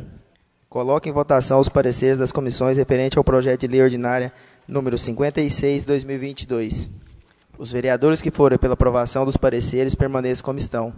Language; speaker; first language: Portuguese; native; Portuguese